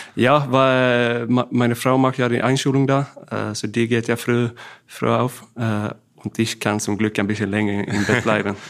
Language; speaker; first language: German; non-native, fluent; Swedish